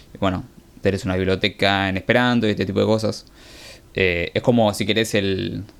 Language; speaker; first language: Spanish; native; Spanish